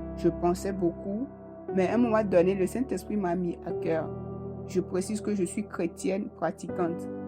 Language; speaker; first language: French; non-native, local second language; Ewe